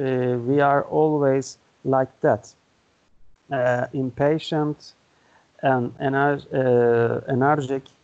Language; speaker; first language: English; non-native, learner; Turkish